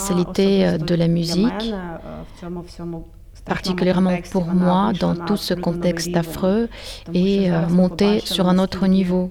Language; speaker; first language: French; non-native, fluent; Ukrainian